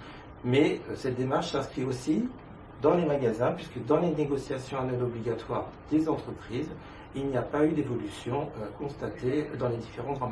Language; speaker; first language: French; native; French